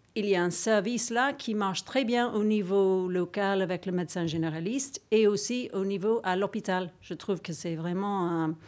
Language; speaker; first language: French; non-native, fluent; English